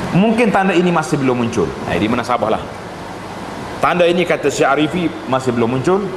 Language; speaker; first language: Malay; native; Malay